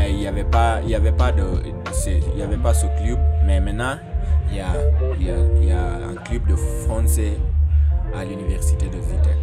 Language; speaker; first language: French; non-native, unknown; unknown